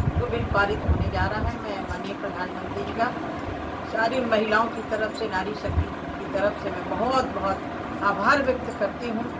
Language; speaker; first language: Hindi; native; Hindi